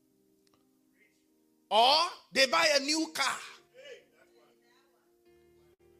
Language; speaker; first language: English; non-native, local second language; Akan